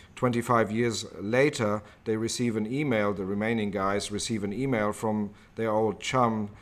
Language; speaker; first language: English; non-native, fluent; German